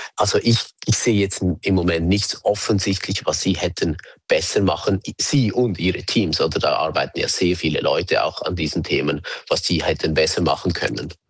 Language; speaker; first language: German; native; German